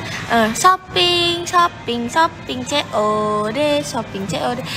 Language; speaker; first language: English; non-native, learner; Indonesian